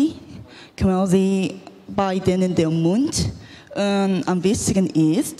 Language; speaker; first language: German; non-native, learner; Korean